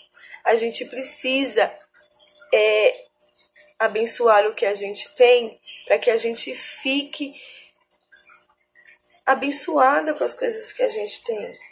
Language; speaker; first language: Portuguese; native; Portuguese